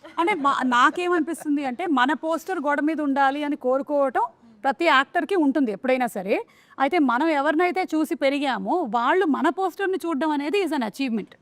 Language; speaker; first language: Telugu; native; Telugu